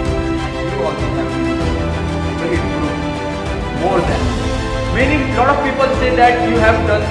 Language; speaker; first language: English; non-native, local second language; Marathi